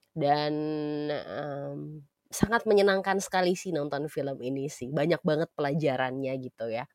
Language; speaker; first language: Indonesian; native; Indonesian